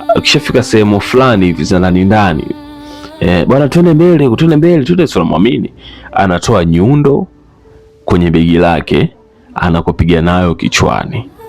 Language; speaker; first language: Swahili; native; Swahili